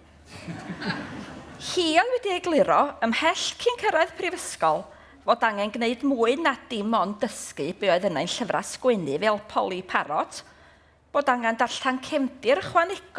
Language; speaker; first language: Welsh; native; Welsh